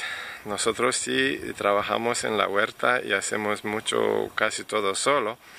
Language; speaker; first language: Spanish; non-native, fluent; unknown